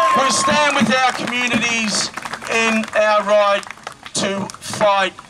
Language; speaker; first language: English; native; English